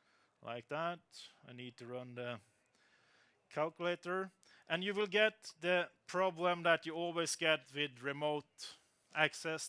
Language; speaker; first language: English; non-native, fluent; Norwegian